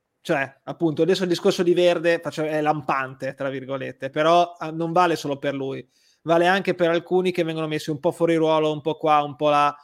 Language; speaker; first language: Italian; native; Italian